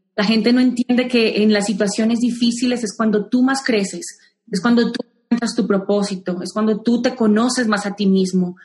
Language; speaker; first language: Spanish; native; Spanish